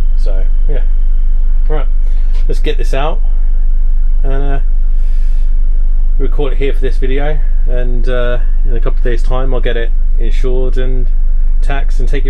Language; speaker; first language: English; native; English